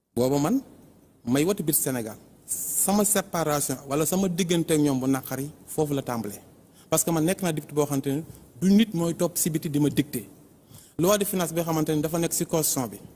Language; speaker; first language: Wolof; native; Wolof